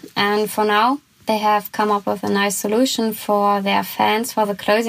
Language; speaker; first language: English; non-native, fluent; German